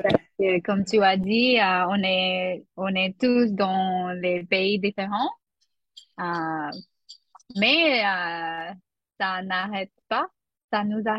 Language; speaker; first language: French; non-native, learner; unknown